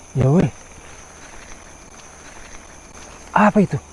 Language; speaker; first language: Malay; native; Malay